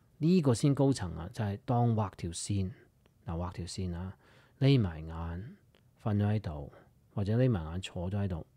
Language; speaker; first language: Cantonese; early bilingual, heritage; Cantonese